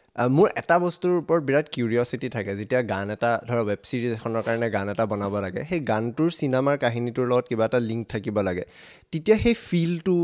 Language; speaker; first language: Assamese; native; Assamese